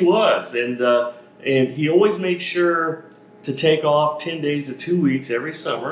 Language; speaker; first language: English; native; English